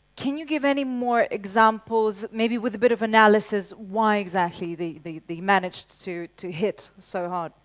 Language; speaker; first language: English; non-native, fluent; Ukrainian